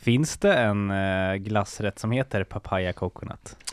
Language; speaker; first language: Swedish; native; Swedish